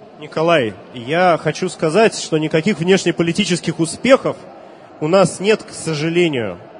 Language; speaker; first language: Russian; native; Russian